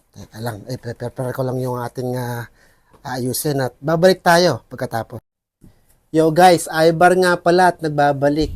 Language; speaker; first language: Filipino; non-native, local second language; Waray